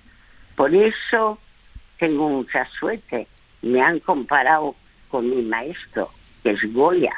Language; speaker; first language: Spanish; early bilingual, other home language; French